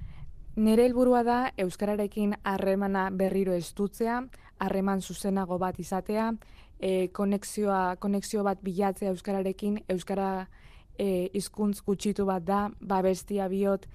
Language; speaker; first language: Basque; early bilingual, other home language; Spanish